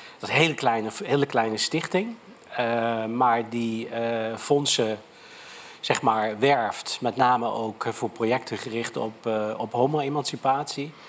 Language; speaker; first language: Dutch; native; Dutch